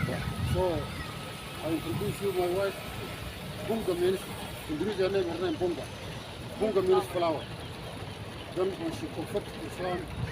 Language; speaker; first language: English; non-native, learner; Somali